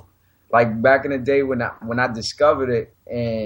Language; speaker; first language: English; native; English